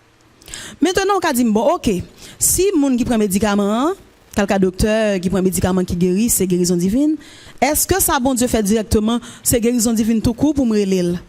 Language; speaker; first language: French; non-native, local second language; Haitian Creole